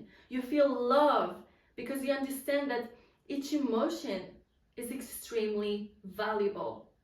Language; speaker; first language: English; non-native, fluent; Polish